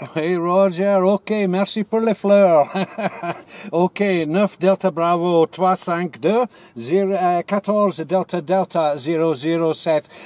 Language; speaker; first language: French; non-native, learner; English